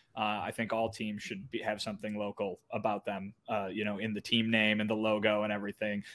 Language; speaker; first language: English; native; English